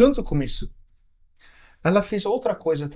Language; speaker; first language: Portuguese; non-native, learner; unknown